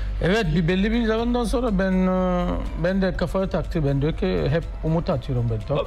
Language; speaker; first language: Turkish; non-native, learner; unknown